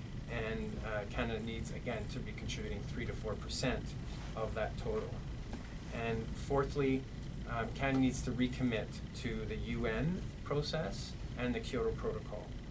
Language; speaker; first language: English; native; English